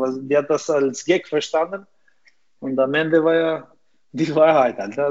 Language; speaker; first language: German; non-native, fluent; Albanian